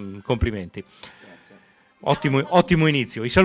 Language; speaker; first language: Italian; native; Italian